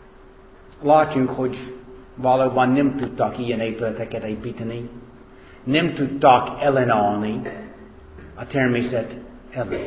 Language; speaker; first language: Hungarian; non-native, fluent; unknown